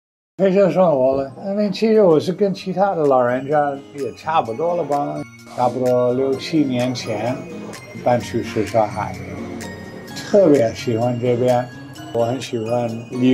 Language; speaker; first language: Chinese; non-native, fluent; English